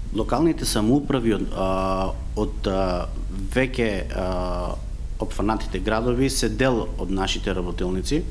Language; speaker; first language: Macedonian; non-native, local second language; Romany